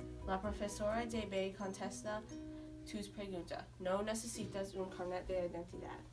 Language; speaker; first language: Spanish; non-native, learner; English